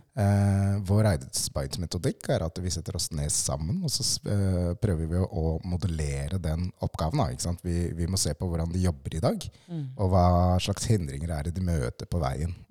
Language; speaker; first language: Norwegian; early bilingual, other home language; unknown